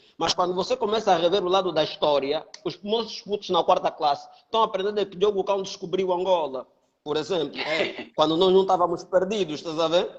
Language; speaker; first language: Portuguese; native; Portuguese